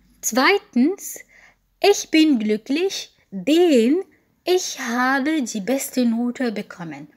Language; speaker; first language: German; non-native, fluent; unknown